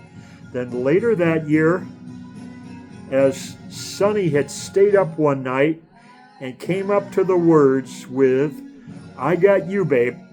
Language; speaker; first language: English; native; English